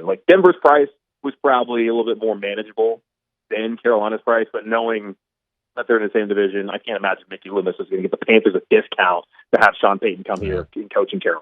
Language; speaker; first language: English; native; English